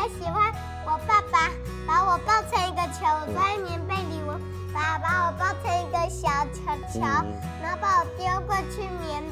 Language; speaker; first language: Chinese; early bilingual, other home language; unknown